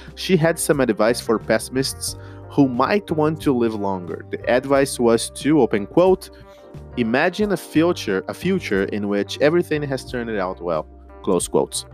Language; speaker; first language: English; non-native, fluent; Portuguese